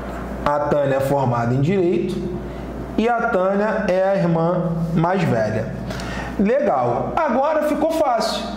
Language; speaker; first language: Portuguese; native; Portuguese